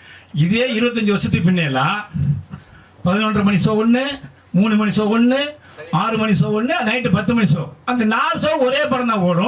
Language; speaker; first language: Tamil; native; Tamil